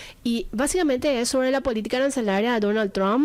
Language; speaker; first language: Spanish; native; Spanish